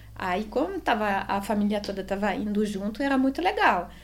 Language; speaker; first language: Portuguese; non-native, fluent; French